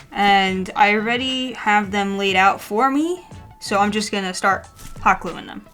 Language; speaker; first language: English; native; English